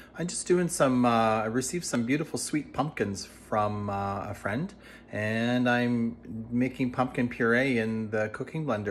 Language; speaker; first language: English; native; English